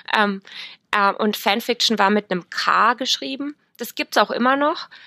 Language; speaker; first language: German; native; German